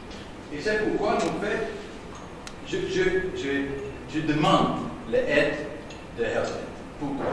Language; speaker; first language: French; non-native, learner; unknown